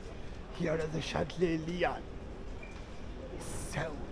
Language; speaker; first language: English; non-native, learner; Persian